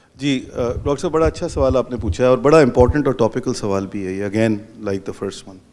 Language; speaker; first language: Urdu; non-native, local second language; Punjabi